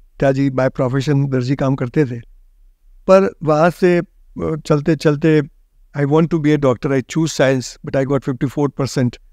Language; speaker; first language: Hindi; non-native, local second language; Gujarati